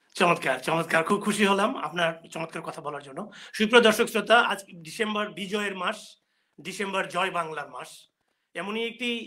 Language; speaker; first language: Bangla; native; Bangla